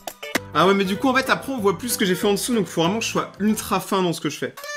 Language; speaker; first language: French; native; French